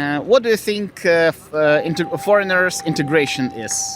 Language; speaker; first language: English; non-native, fluent; Lithuanian